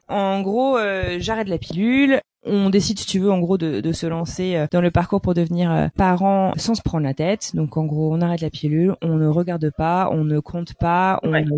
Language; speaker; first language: French; native; French